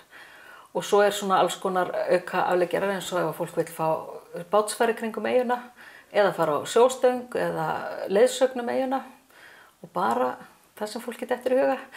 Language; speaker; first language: Icelandic; native; Icelandic